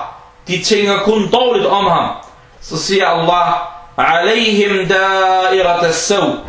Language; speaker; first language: Danish; early bilingual, other home language; Arabic